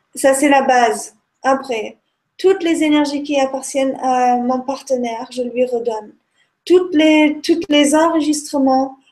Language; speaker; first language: French; non-native, fluent; German